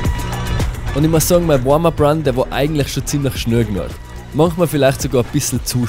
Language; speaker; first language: German; native; German